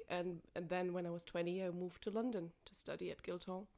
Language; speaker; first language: English; non-native, fluent; German